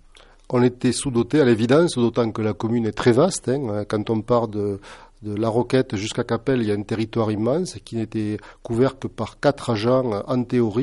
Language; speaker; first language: French; native; French